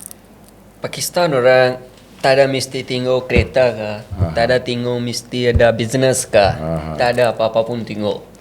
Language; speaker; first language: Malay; non-native, learner; Punjabi